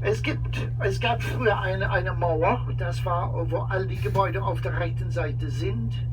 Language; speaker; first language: German; non-native, fluent; English